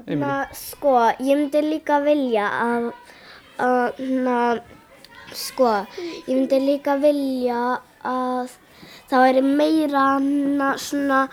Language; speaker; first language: Icelandic; early bilingual, other home language; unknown